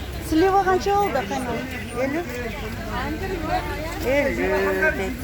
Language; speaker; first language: Uzbek; non-native, local second language; Kyrgyz